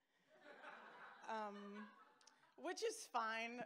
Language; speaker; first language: English; native; English